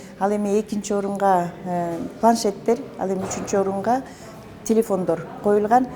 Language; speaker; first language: Kyrgyz; native; Kyrgyz